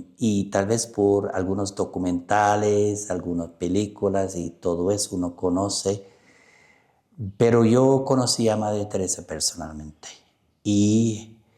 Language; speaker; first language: Spanish; non-native, fluent; English